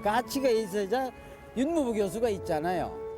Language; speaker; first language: Korean; native; Korean